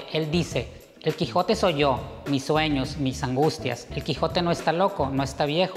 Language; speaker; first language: Spanish; native; Spanish